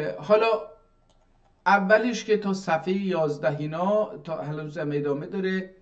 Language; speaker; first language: Persian; non-native, local second language; Azerbaijani